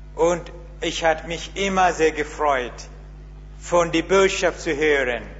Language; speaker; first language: German; non-native, learner; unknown